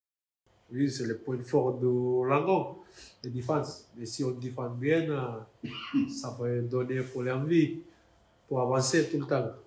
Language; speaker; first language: French; non-native, learner; Fijian